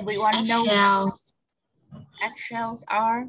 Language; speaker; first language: English; non-native, fluent; Vietnamese